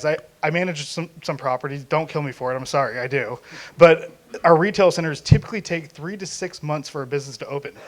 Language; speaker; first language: English; native; English